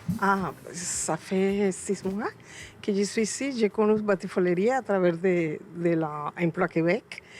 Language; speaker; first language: French; non-native, learner; Spanish